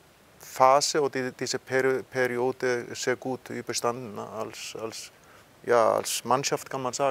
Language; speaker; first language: German; non-native, fluent; Icelandic